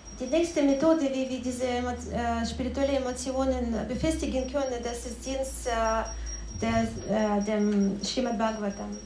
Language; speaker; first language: German; non-native, fluent; Russian